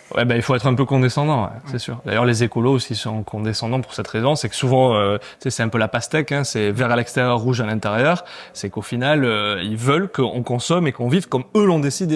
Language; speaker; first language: French; native; French